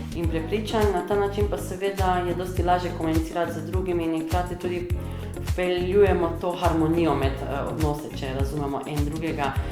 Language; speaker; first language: Slovenian; non-native, local second language; Romany